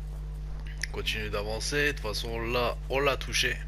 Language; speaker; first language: French; native; French